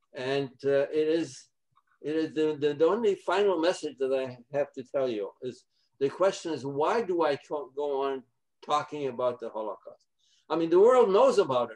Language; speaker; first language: English; non-native, fluent; Polish